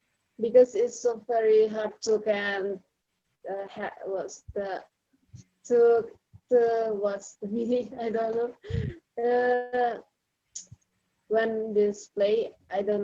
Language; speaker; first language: English; non-native, learner; Indonesian